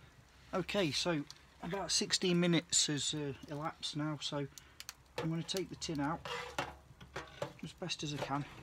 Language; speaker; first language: English; native; English